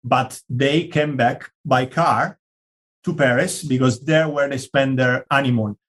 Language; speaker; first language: English; non-native, fluent; Italian